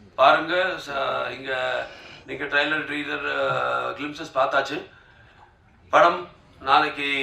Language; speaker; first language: Tamil; non-native, local second language; Telugu